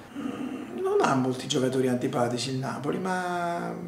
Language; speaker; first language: Italian; native; Italian